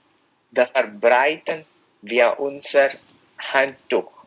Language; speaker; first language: German; non-native, learner; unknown